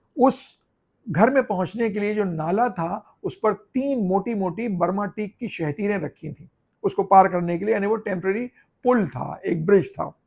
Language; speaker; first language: Urdu; native; Urdu